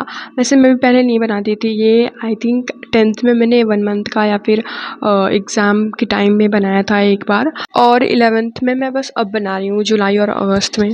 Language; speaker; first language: Hindi; native; Hindi